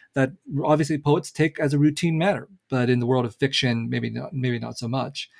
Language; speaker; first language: English; early bilingual, other home language; Vietnamese